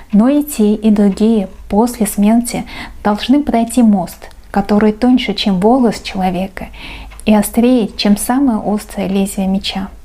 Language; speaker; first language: Russian; non-native, local second language; Uzbek